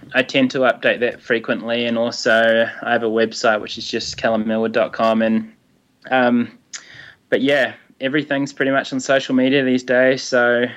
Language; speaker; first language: English; native; English